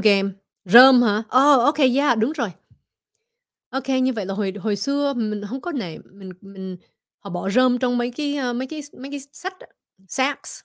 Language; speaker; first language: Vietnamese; early bilingual, heritage; Vietnamese